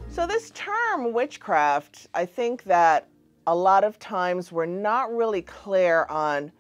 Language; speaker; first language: English; native; English